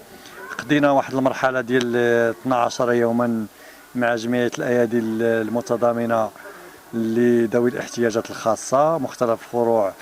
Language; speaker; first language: Arabic; native; Arabic